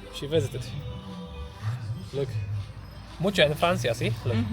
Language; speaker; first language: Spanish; non-native, learner; Polish